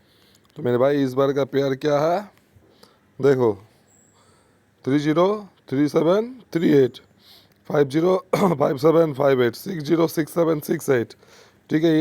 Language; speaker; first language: Hindi; non-native, fluent; Bangla